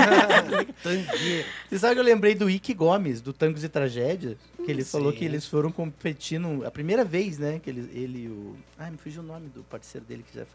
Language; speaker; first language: Portuguese; native; Portuguese